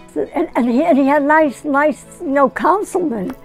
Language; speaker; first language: English; native; English